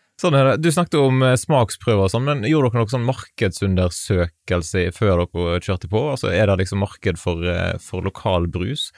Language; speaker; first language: Norwegian; native; Norwegian